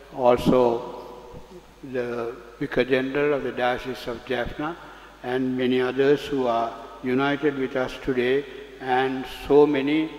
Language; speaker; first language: English; non-native, local second language; Sinhala